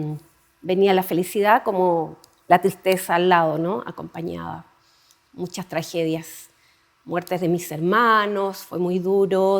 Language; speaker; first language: Spanish; native; Spanish